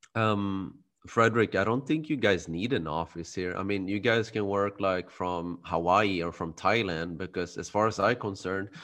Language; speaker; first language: English; early bilingual, other home language; Khmer